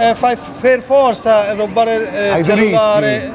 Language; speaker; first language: Italian; non-native, learner; Bangla